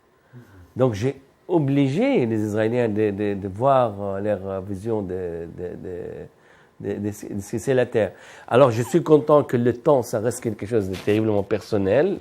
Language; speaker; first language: French; non-native, fluent; Arabic